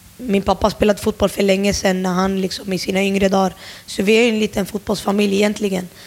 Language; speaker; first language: Swedish; early bilingual, other home language; Turoyo